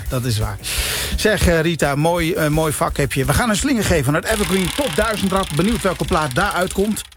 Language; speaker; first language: Dutch; native; Dutch